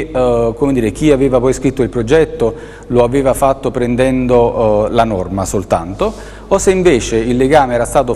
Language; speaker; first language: Italian; native; Italian